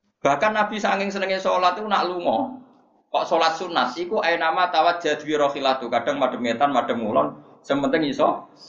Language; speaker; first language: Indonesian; non-native, local second language; Javanese